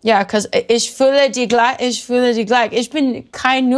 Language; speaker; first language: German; non-native, learner; English